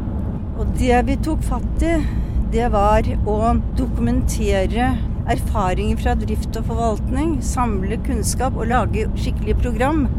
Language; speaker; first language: Norwegian; native; Norwegian